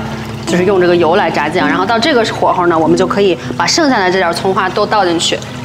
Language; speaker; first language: Chinese; native; Chinese